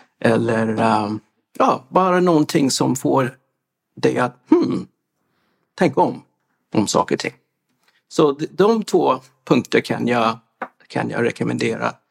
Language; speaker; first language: Swedish; non-native, fluent; English